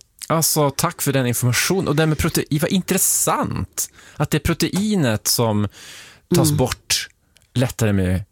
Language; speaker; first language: Swedish; native; Swedish